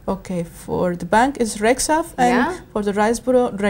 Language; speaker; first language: Dutch; non-native, learner; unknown